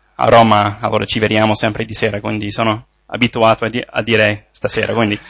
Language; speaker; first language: Italian; non-native, fluent; English